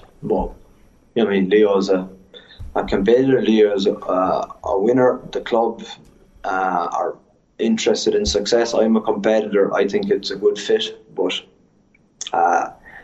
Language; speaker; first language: English; native; English